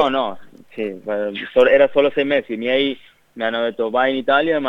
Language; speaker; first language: Italian; non-native, fluent; Spanish